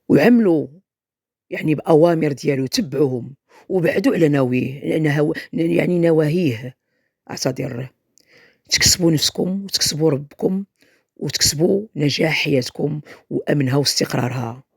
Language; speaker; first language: Arabic; native; Arabic